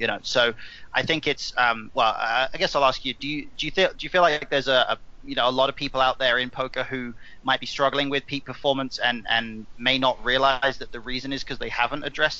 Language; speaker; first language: English; native; English